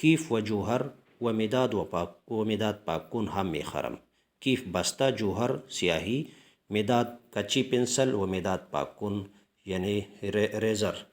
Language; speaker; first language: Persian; non-native, fluent; Urdu